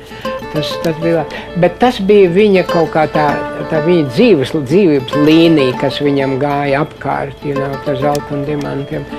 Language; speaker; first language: Latvian; early bilingual, heritage; Latvian